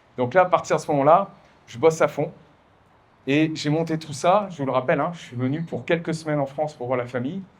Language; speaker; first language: French; native; French